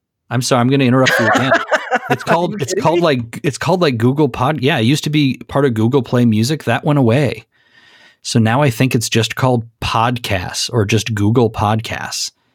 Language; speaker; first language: English; native; English